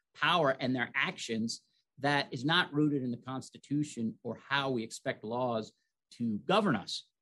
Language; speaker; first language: English; native; English